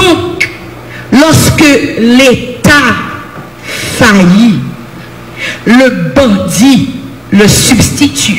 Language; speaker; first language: French; non-native, local second language; Haitian Creole